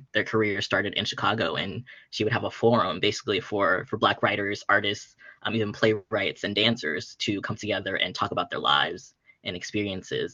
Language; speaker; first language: English; native; English